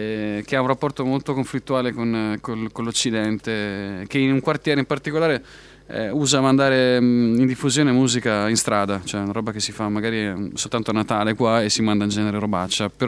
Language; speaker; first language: Italian; native; Italian